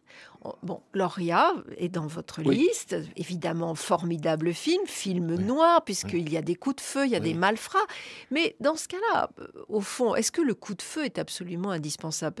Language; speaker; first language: French; native; French